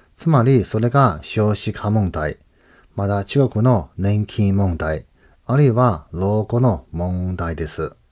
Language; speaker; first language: Japanese; non-native, fluent; Chinese